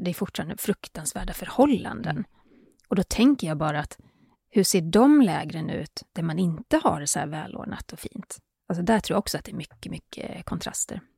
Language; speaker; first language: Swedish; native; Swedish